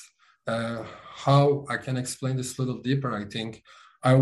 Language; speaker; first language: English; non-native, fluent; Turkish